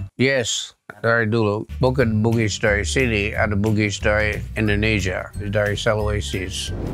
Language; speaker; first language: Malay; non-native, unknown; English